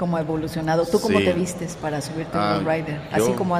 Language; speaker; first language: Spanish; native; Spanish